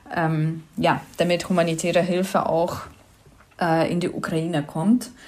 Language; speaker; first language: German; non-native, fluent; Ukrainian